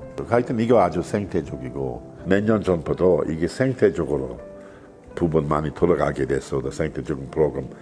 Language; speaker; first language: Korean; non-native, fluent; English